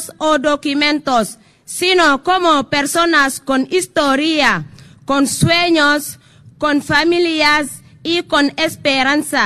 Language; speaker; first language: Spanish; non-native, fluent; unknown